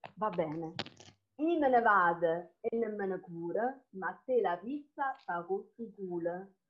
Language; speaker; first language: Italian; non-native, local second language; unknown